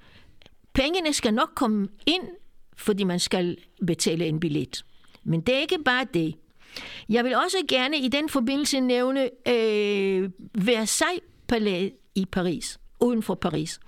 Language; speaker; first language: Danish; non-native, fluent; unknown